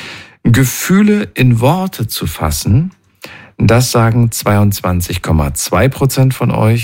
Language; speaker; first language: German; native; German